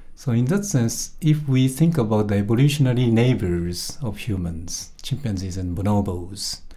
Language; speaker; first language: English; non-native, fluent; Japanese